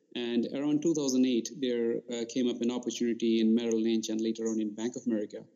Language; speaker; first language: English; non-native, local second language; Bangla